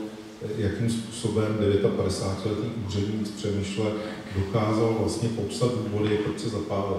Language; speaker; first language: Czech; native; Czech